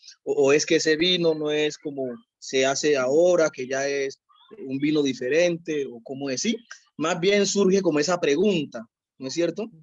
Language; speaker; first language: Spanish; native; Spanish